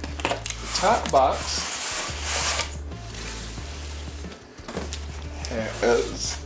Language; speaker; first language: English; native; English